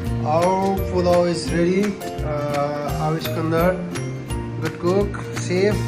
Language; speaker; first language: English; non-native, learner; Nepali